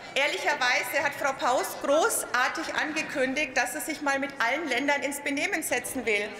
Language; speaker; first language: German; native; German